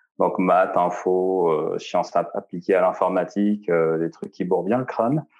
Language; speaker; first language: French; non-native, local second language; Arabic